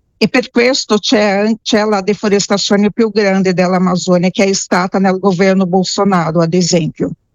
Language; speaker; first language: Italian; non-native, fluent; Portuguese